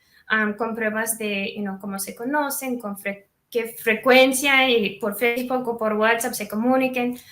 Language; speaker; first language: Spanish; non-native, fluent; English